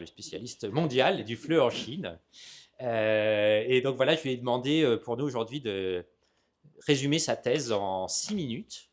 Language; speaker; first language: French; native; French